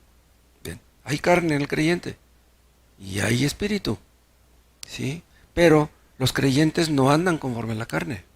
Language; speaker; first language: Spanish; native; Spanish